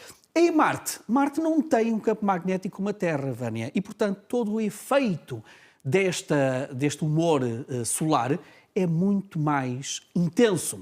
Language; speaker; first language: Portuguese; native; Portuguese